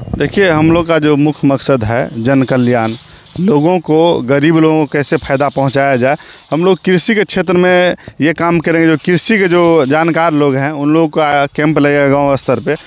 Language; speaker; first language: Hindi; native; Hindi